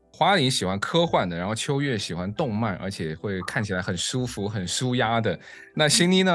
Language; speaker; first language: Chinese; native; Chinese